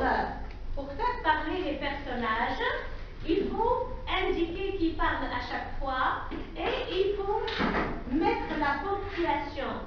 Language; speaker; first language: French; non-native, local second language; Arabic